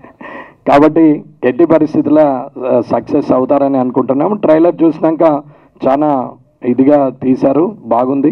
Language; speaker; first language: Telugu; native; Telugu